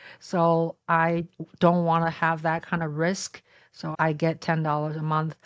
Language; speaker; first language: English; non-native, fluent; Chinese